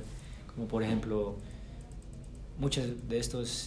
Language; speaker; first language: Spanish; early bilingual, heritage; Spanish